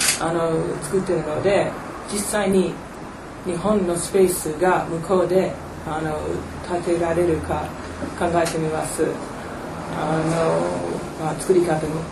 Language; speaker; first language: Japanese; non-native, fluent; English